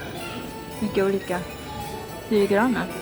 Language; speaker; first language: Swedish; non-native, learner; Japanese